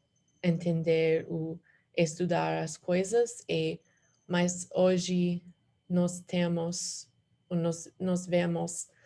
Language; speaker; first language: Portuguese; non-native, learner; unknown